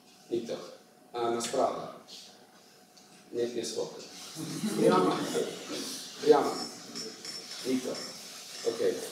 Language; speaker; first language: Russian; non-native, learner; English